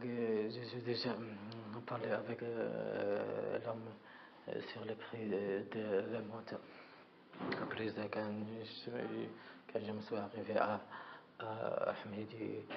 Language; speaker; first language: French; non-native, learner; Arabic